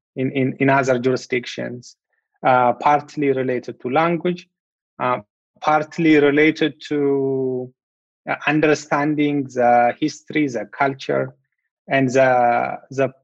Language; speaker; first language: English; non-native, fluent; Amharic